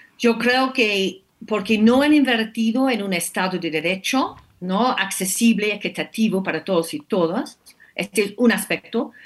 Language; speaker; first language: Spanish; non-native, fluent; English